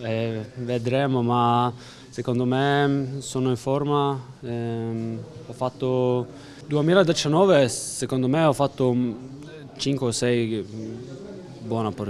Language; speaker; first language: Italian; non-native, fluent; Swedish